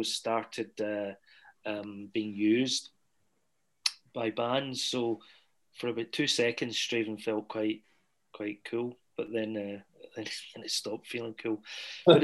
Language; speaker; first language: English; native; English